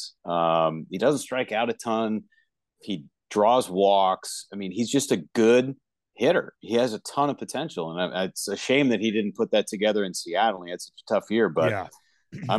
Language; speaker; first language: English; native; English